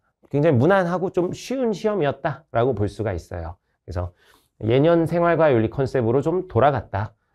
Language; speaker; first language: Korean; native; Korean